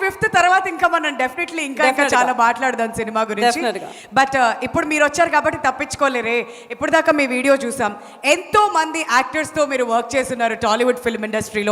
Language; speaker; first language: Telugu; native; Telugu